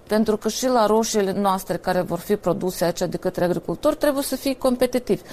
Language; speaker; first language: Romanian; native; Romanian